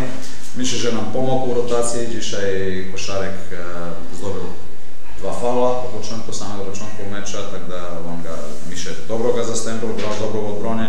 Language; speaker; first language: Polish; non-native, learner; Slovenian